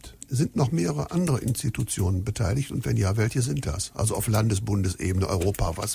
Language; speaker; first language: German; native; German